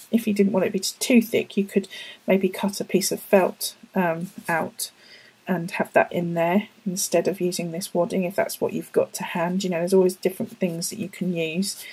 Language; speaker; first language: English; native; English